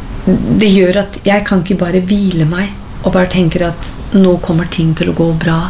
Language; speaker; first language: Norwegian; non-native, fluent; English